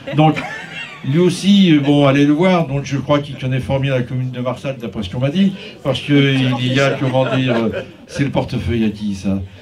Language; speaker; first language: French; native; French